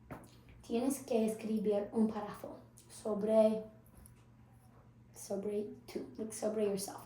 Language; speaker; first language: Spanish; non-native, learner; English